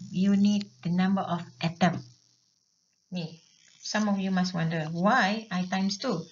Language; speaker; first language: English; non-native, local second language; Malay